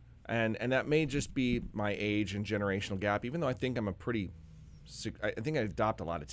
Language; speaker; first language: English; native; English